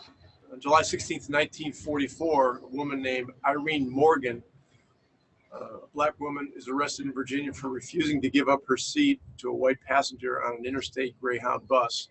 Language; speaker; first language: English; native; English